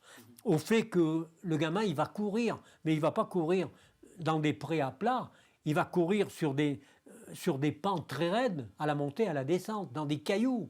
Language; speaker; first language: French; native; French